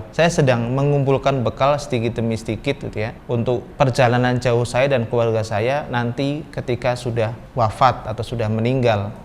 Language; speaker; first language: Indonesian; native; Indonesian